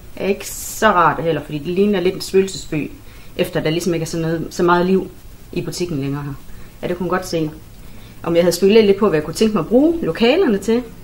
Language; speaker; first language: Danish; native; Danish